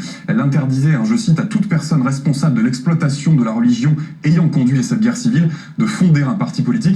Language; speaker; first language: French; native; French